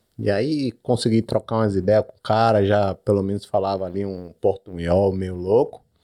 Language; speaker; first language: Portuguese; native; Portuguese